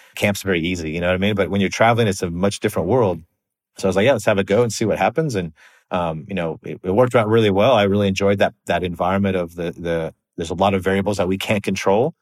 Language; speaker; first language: English; native; English